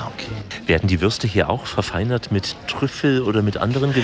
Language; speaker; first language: German; native; German